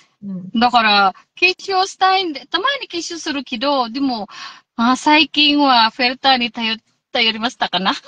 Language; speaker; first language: Japanese; non-native, local second language; Filipino